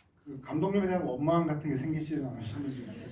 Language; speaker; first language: Korean; native; Korean